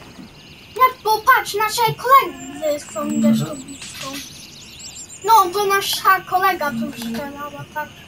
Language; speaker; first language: Polish; early bilingual, heritage; Polish